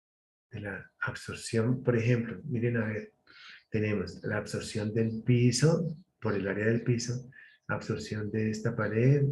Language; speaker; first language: Spanish; native; Spanish